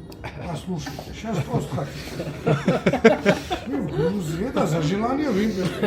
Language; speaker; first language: Russian; non-native, fluent; Georgian